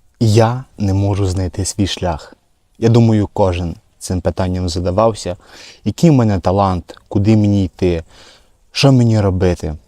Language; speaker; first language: Ukrainian; non-native, local second language; Russian